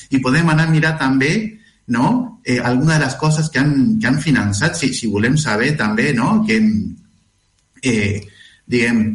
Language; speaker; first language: Catalan; non-native, fluent; Spanish